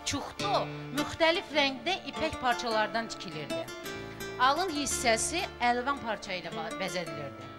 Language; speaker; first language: Azerbaijani; non-native, local second language; Avaric